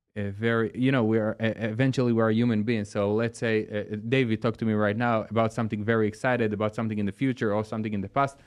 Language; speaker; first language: English; non-native, fluent; Hebrew